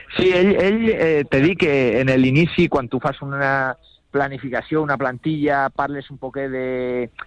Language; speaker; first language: Catalan; native; Catalan